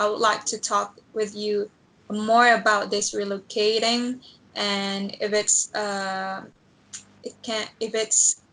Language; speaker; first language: English; non-native, learner; Indonesian